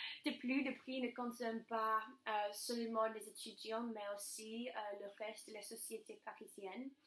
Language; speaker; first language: French; non-native, learner; English